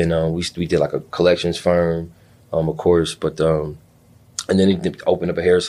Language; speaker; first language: English; native; English